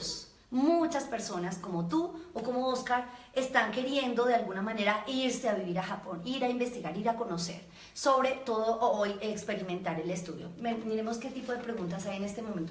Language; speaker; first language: Spanish; native; Spanish